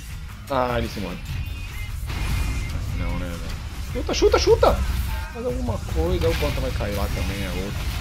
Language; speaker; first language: Portuguese; native; Portuguese